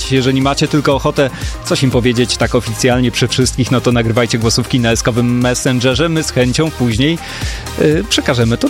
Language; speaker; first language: Polish; native; Polish